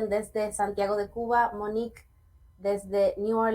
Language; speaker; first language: Spanish; native; Spanish